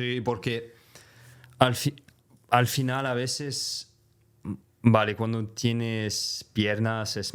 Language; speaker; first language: Spanish; non-native, fluent; French